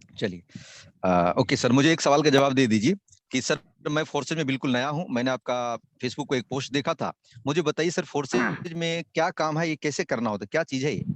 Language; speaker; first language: Hindi; native; Hindi